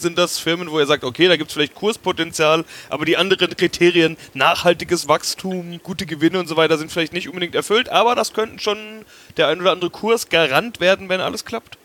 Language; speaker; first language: German; native; German